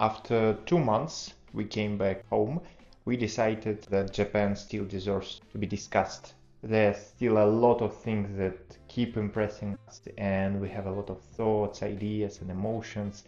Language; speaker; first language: English; non-native, fluent; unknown